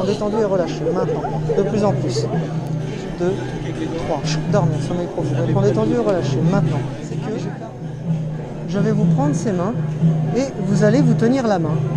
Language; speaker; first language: French; native; French